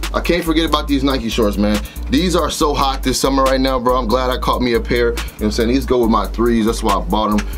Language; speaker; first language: English; native; English